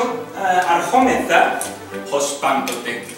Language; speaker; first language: Greek; non-native, fluent; Spanish